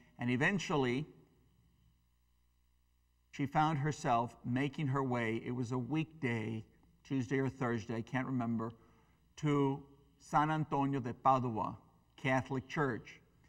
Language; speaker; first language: English; early bilingual, other home language; Spanish